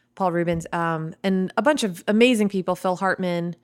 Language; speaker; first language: English; native; English